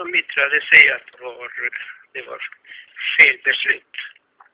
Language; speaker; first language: Swedish; non-native, fluent; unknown